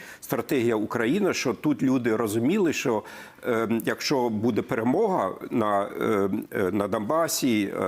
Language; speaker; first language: Ukrainian; non-native, fluent; German